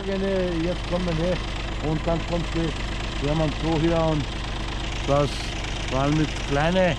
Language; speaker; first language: German; non-native, learner; Turkish